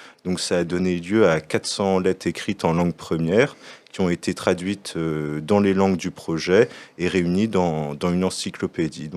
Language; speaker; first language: French; native; French